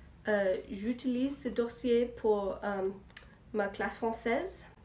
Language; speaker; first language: French; non-native, learner; English